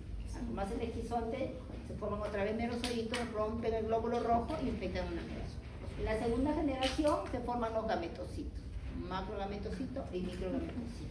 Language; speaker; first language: Spanish; native; Spanish